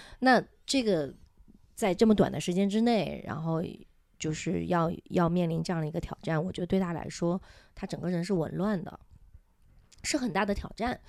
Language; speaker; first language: Chinese; non-native, local second language; Min Nan Chinese